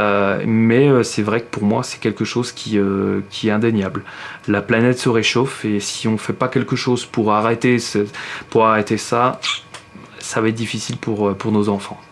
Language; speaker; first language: French; native; French